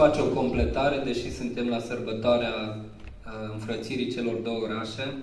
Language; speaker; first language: Romanian; native; Romanian